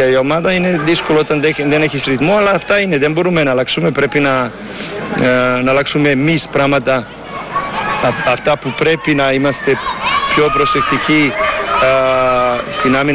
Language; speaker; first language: Greek; non-native, learner; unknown